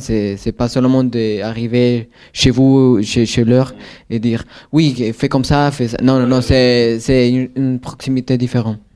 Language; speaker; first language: French; non-native, fluent; Spanish